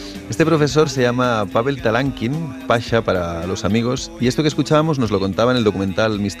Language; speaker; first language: Spanish; native; Spanish